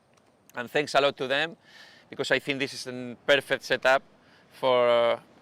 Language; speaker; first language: English; non-native, fluent; Spanish